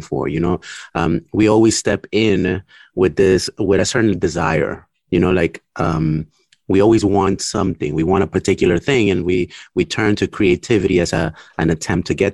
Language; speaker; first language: English; early bilingual, other home language; Spanish